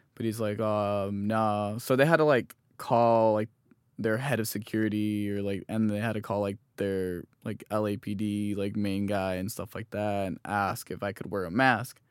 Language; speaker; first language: English; native; English